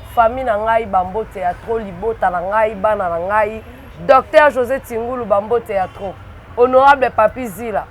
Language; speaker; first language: Lingala; native; Lingala